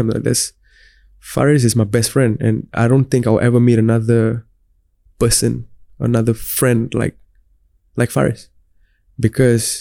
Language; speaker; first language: English; non-native, local second language; Tamil